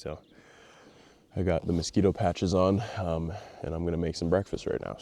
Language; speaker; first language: English; native; English